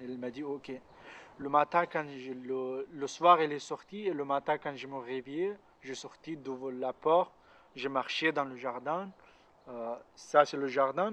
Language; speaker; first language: French; non-native, learner; Pashto